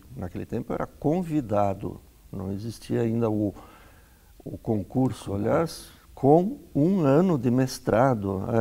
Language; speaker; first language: Portuguese; native; Portuguese